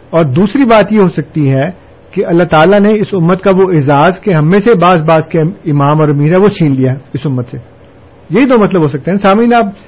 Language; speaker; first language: Urdu; non-native, local second language; Punjabi